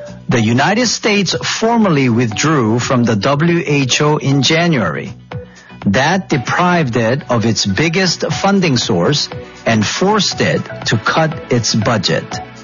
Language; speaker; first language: English; non-native, fluent; Korean